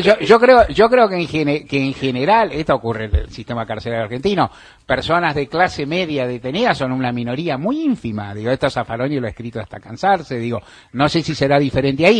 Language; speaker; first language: Spanish; native; Spanish